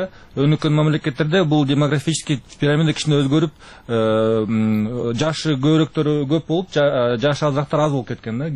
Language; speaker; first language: Kyrgyz; native; Kyrgyz